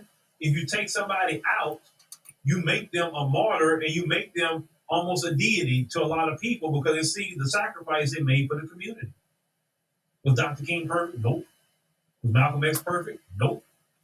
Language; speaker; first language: English; native; English